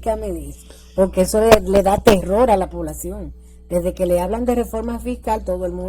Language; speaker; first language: Spanish; native; Spanish